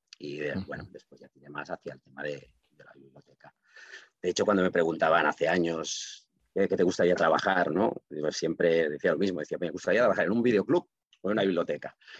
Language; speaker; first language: Spanish; non-native, local second language; Catalan